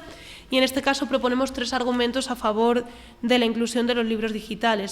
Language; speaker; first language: Spanish; native; Spanish